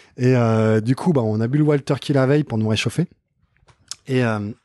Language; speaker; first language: French; native; French